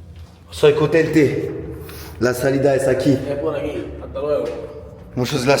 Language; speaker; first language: Spanish; non-native, learner; French